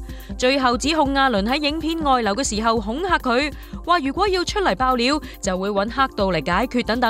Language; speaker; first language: Chinese; native; Chinese